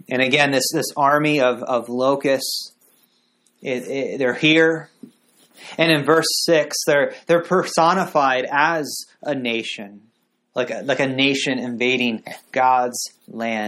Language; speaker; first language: English; native; English